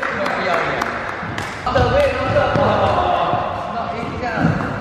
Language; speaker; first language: Chinese; non-native, learner; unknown